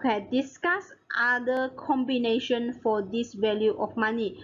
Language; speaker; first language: English; non-native, local second language; Malay